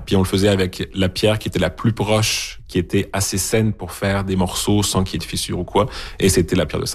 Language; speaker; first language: French; native; French